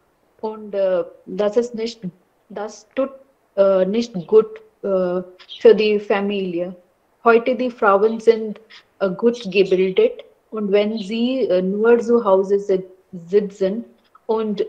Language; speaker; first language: German; non-native, learner; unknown